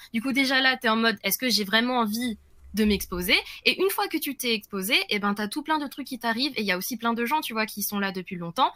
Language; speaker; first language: French; early bilingual, other home language; Vietnamese